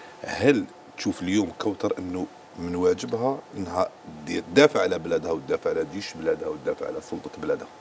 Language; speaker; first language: Arabic; native; Arabic